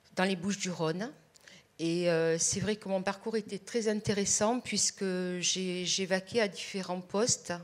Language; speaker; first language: French; native; French